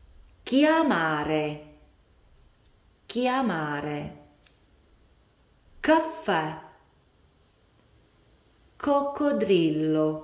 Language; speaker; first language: Italian; non-native, fluent; Latvian